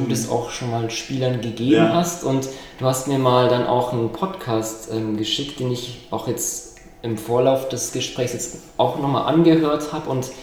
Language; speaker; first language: German; native; German